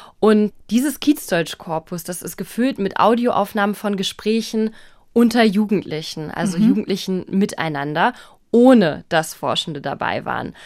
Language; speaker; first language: German; native; German